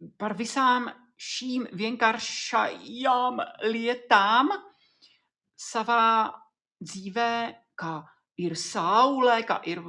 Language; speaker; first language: Latvian; non-native, fluent; Czech